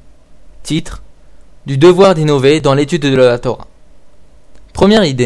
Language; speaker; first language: French; native; French